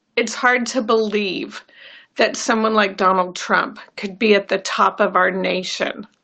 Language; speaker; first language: English; native; English